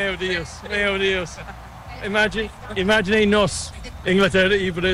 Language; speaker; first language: Portuguese; non-native, learner; English